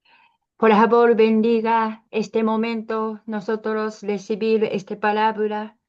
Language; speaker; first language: Spanish; non-native, learner; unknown